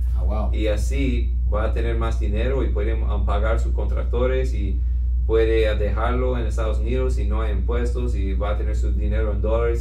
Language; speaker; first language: Spanish; non-native, fluent; English